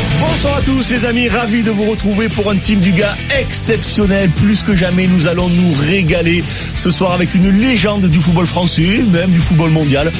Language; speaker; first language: French; native; French